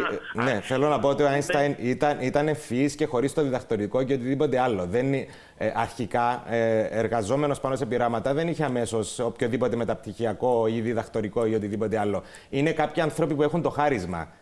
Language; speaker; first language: Greek; native; Greek